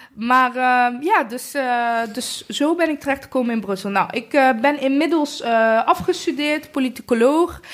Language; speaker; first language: Dutch; early bilingual, other home language; Kinyarwanda